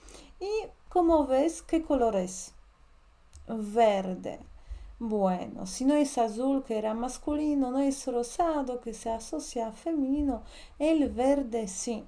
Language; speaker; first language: Spanish; non-native, fluent; Polish